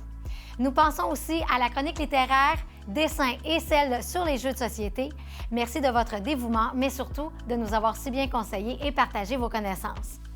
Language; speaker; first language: French; native; French